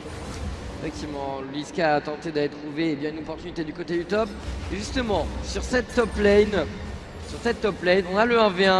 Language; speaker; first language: French; native; French